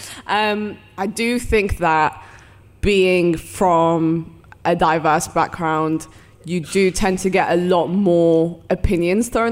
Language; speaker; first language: English; early bilingual, other home language; Arabic